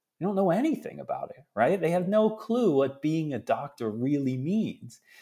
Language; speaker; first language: English; early bilingual, other home language; Italian